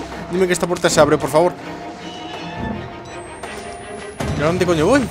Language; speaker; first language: Spanish; native; Spanish